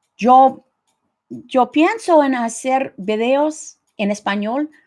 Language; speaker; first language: Spanish; non-native, learner; English